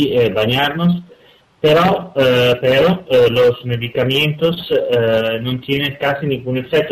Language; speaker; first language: Spanish; non-native, fluent; Italian